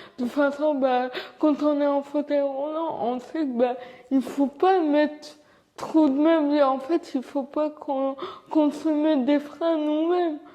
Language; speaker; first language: French; early bilingual, other home language; Arabic